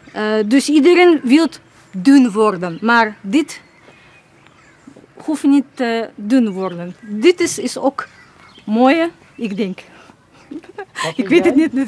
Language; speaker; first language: Dutch; non-native, learner; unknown